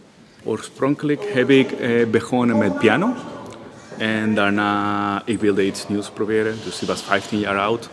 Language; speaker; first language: Dutch; non-native, fluent; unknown